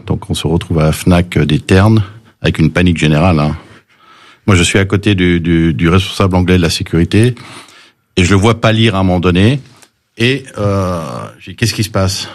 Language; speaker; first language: French; early bilingual, other home language; English